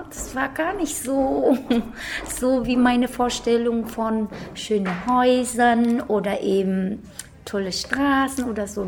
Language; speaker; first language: German; non-native, fluent; Vietnamese